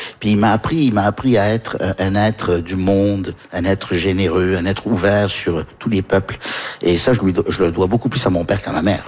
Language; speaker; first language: French; early bilingual, heritage; French